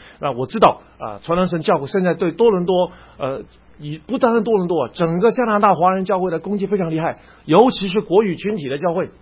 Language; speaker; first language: Chinese; non-native, local second language; Cantonese